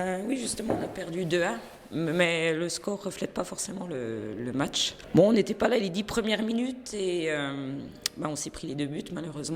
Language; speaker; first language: French; native; French